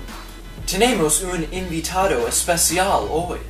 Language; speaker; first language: Spanish; non-native, learner; English